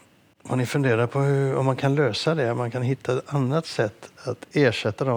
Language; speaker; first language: Swedish; native; Swedish